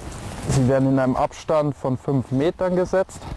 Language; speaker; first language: German; native; German